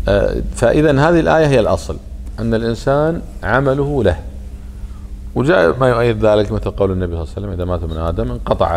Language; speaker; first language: Arabic; native; Arabic